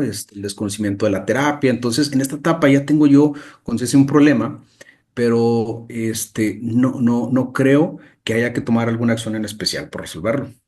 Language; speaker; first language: Spanish; native; Spanish